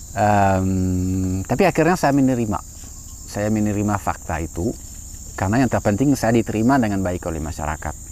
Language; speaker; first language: Indonesian; non-native, fluent; French